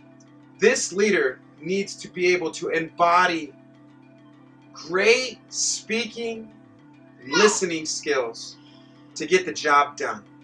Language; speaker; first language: English; native; English